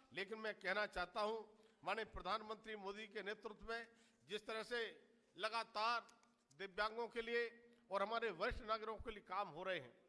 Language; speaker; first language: Hindi; native; Hindi